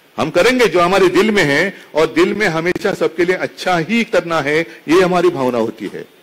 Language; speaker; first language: Hindi; non-native, local second language; Marathi